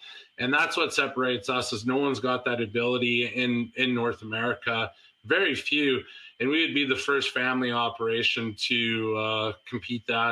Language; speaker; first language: English; native; English